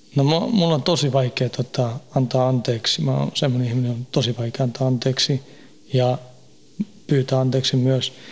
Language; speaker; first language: Finnish; early bilingual, heritage; Finnish